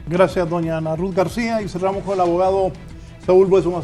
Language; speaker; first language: Spanish; native; Spanish